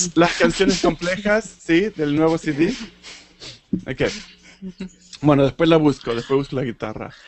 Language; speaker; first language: Spanish; native; Spanish